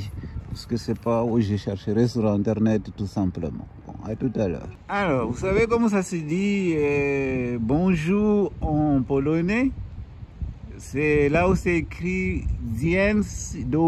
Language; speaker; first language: French; non-native, fluent; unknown